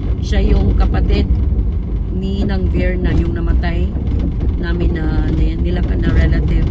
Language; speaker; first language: Filipino; native; Filipino